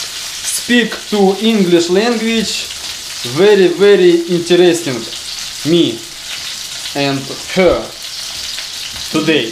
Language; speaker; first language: English; non-native, learner; Russian